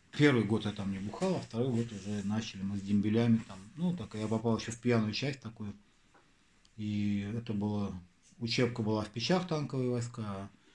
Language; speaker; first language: Russian; native; Russian